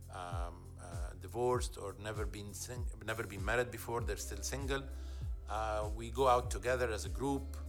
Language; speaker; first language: English; non-native, fluent; Arabic